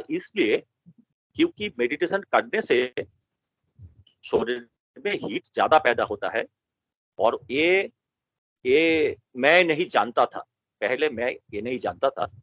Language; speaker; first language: Hindi; non-native, local second language; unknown